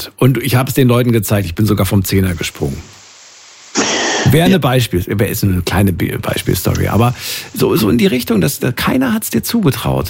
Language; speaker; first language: German; native; German